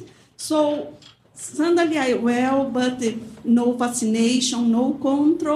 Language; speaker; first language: English; non-native, learner; Portuguese